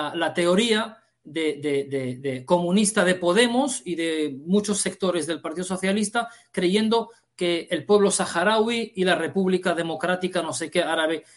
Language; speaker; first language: Spanish; early bilingual, heritage; Arabic